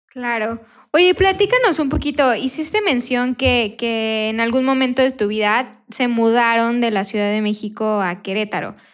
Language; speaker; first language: Spanish; native; Spanish